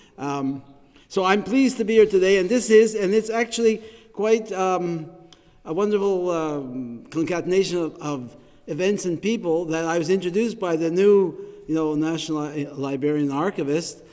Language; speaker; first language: English; native; English